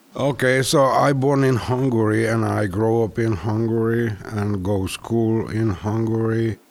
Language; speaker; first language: English; non-native, learner; Hungarian